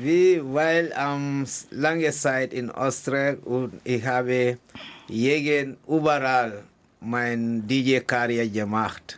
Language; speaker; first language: German; non-native, learner; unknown